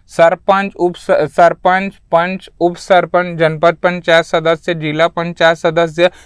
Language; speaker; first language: Hindi; native; Hindi